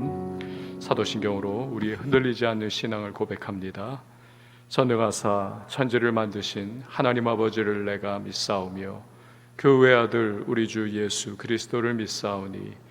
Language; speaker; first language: Korean; native; Korean